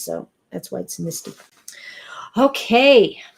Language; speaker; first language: English; native; English